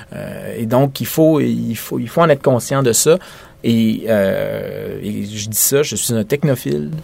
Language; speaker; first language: French; native; French